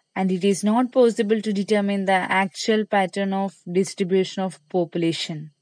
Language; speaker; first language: English; non-native, local second language; Malayalam